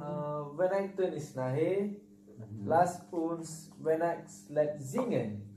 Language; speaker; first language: German; non-native, learner; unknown